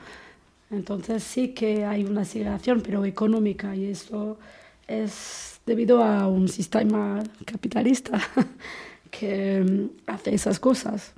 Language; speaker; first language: Spanish; non-native, fluent; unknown